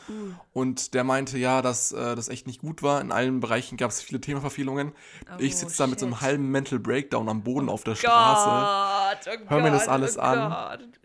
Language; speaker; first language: German; native; German